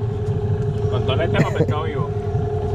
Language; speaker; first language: Spanish; native; Spanish